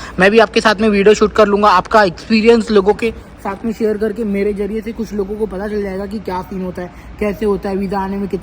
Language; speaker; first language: Hindi; native; Hindi